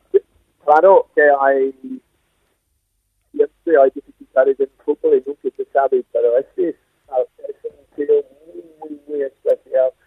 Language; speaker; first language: Spanish; non-native, fluent; English